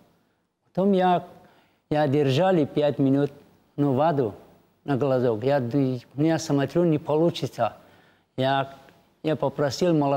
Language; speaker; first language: Russian; non-native, learner; Tajik